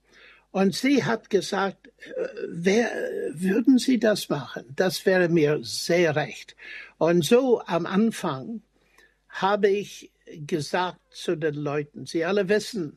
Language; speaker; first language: German; non-native, fluent; English